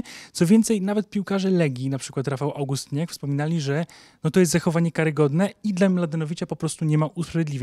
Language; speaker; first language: Polish; native; Polish